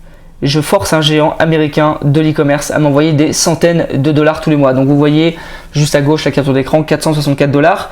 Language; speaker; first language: French; native; French